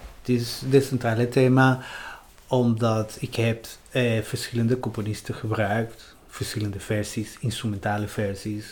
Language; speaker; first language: Dutch; non-native, fluent; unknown